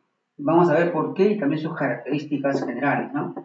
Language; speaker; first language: Spanish; native; Spanish